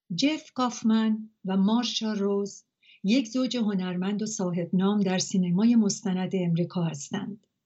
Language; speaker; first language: Persian; native; Persian